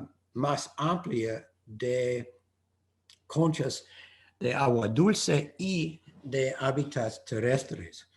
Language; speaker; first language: Spanish; non-native, fluent; English